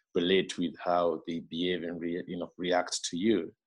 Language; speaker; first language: English; non-native, local second language; Meru